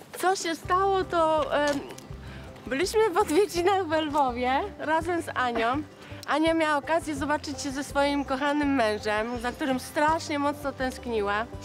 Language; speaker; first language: Polish; native; Polish